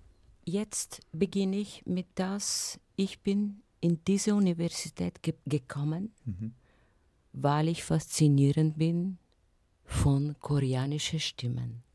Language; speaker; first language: German; non-native, fluent; Bulgarian